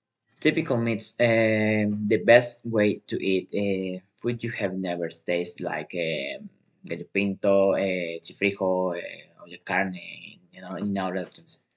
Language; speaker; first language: English; non-native, learner; Spanish